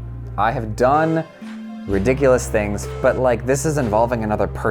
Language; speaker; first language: English; native; English